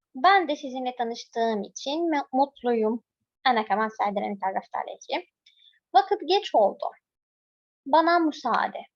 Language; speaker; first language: Turkish; non-native, fluent; Arabic